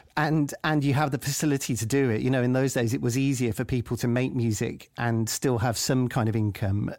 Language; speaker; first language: English; native; English